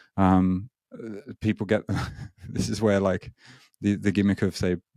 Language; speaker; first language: English; native; English